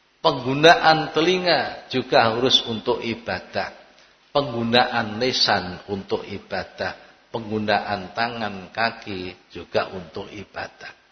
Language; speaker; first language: Indonesian; non-native, local second language; Javanese